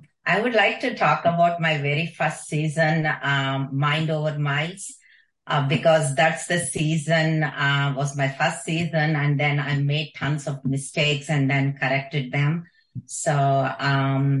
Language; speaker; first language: English; non-native, local second language; Kannada